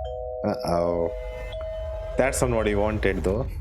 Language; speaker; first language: English; non-native, local second language; Hindi